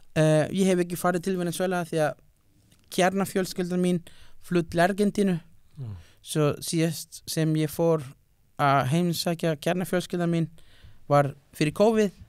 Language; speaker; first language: Icelandic; non-native, learner; Spanish